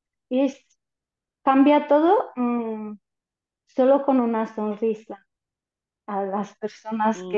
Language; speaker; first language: Spanish; non-native, fluent; Romanian